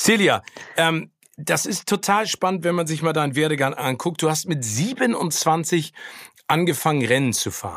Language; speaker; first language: German; native; German